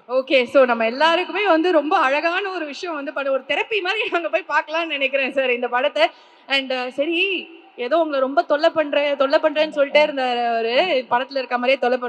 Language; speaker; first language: Tamil; native; Tamil